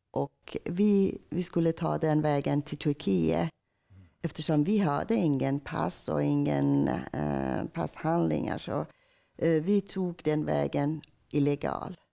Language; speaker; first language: Swedish; non-native, fluent; Persian